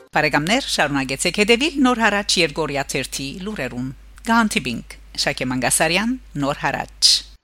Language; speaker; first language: Armenian; early bilingual, heritage; Armenian